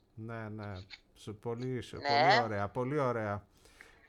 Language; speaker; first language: Greek; native; Greek